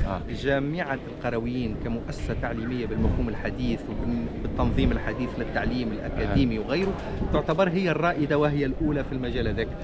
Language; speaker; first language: Arabic; native; Arabic